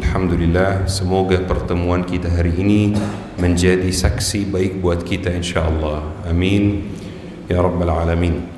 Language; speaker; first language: Indonesian; non-native, fluent; Arabic